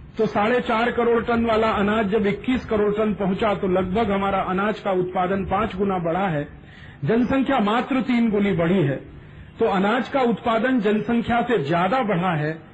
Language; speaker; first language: Hindi; native; Hindi